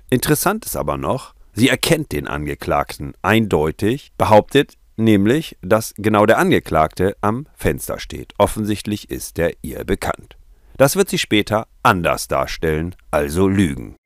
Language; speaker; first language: German; native; German